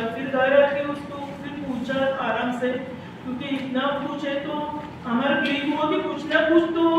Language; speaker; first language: Hindi; non-native, local second language; Marathi